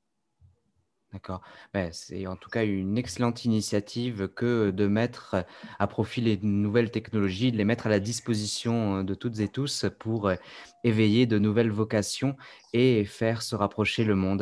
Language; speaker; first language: French; native; French